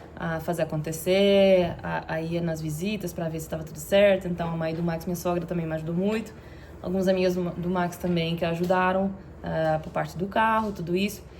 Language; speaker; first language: Portuguese; non-native, fluent; Dutch